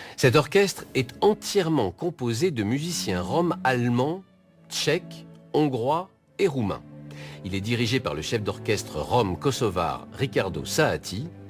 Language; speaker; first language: French; native; French